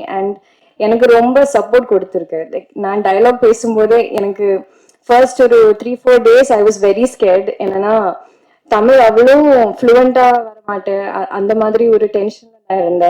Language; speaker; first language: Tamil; non-native, learner; Malayalam